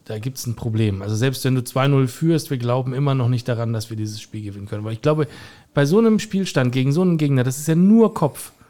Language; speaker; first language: German; native; German